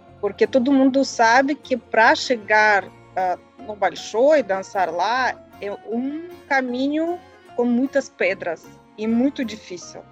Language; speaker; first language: Portuguese; non-native, learner; Russian